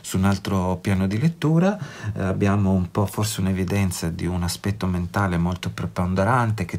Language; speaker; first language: Italian; native; Italian